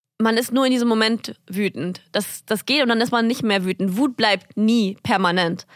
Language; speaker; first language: German; early bilingual, other home language; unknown